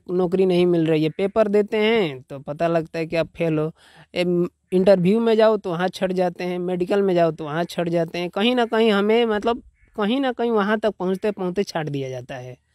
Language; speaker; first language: Hindi; native; Hindi